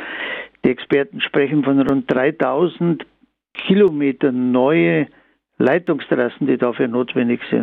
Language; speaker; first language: German; native; German